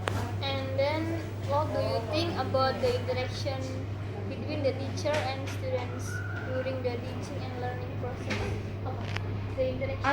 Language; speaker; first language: English; non-native, learner; Indonesian